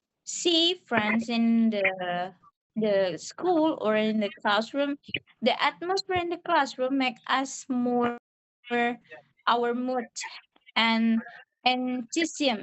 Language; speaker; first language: English; non-native, learner; Indonesian